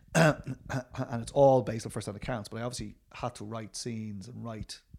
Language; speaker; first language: English; native; English